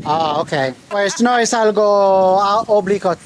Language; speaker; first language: Spanish; non-native, learner; English